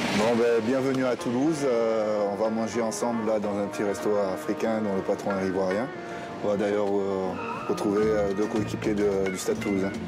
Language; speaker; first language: French; native; French